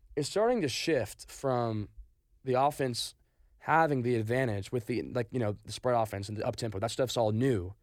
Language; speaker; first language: English; native; English